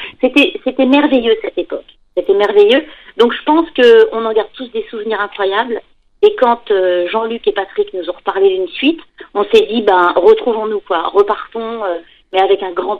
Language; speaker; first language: French; native; French